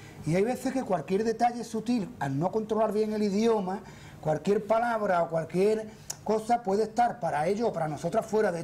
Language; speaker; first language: Spanish; native; Spanish